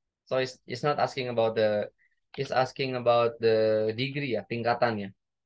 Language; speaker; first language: English; non-native, fluent; Indonesian